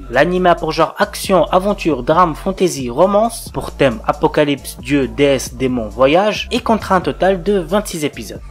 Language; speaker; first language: French; native; French